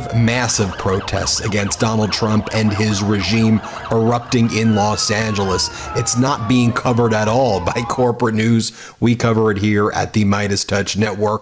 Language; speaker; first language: English; native; English